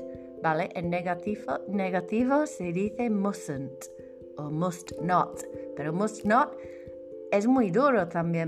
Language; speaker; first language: Spanish; non-native, fluent; English